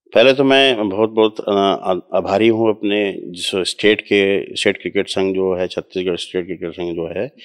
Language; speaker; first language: Hindi; native; Hindi